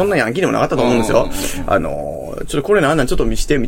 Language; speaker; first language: Japanese; native; Japanese